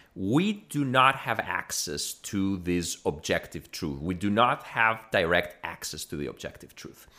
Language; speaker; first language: English; non-native, fluent; Greek